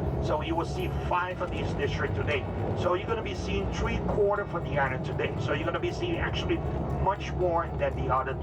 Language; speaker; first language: English; non-native, fluent; Papiamento